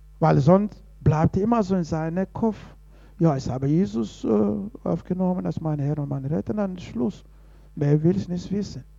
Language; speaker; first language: German; non-native, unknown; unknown